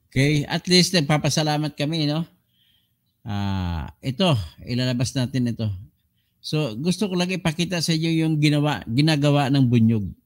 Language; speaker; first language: Filipino; non-native, local second language; Cebuano